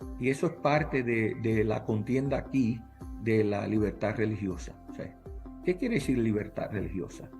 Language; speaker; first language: Spanish; early bilingual, heritage; English